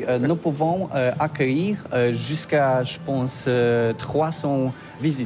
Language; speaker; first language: French; non-native, learner; Polish